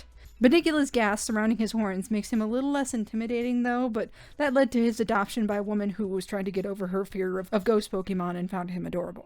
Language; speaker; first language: English; native; English